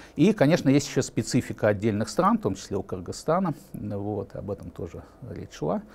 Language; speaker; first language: Russian; native; Russian